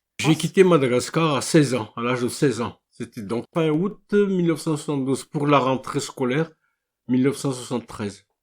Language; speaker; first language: French; non-native, local second language; Malagasy